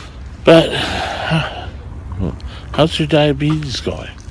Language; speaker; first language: English; native; English